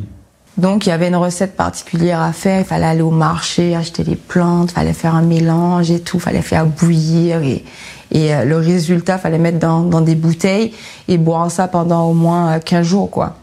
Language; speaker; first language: French; native; French